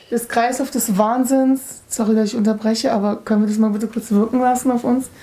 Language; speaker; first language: German; native; German